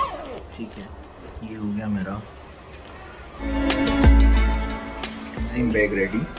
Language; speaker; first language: Hindi; native; Hindi